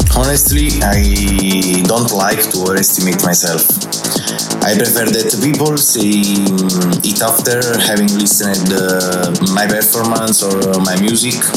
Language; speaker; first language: English; non-native, fluent; Italian